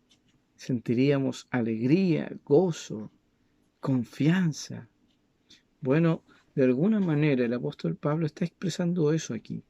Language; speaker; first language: Spanish; native; Spanish